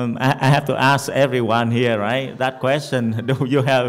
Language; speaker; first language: English; non-native, fluent; Vietnamese